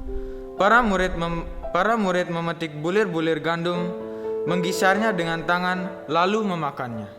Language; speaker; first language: Indonesian; native; Indonesian